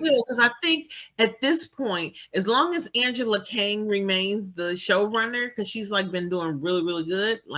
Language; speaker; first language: English; native; English